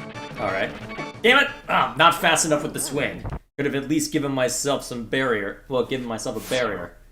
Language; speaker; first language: English; native; English